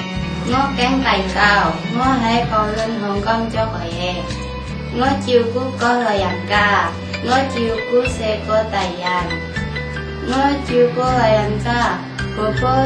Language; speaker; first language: Cantonese; non-native, learner; Indonesian